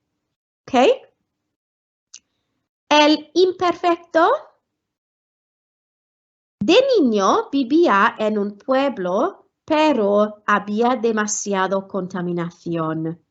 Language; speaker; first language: Spanish; non-native, fluent; Welsh